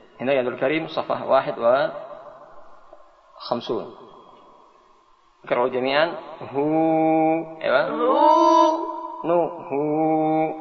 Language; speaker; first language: Arabic; non-native, fluent; Indonesian